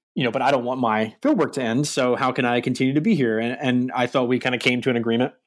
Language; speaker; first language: English; native; English